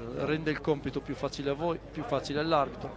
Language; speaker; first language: Italian; native; Italian